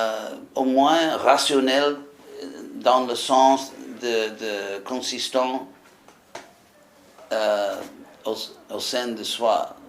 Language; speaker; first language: French; non-native, fluent; English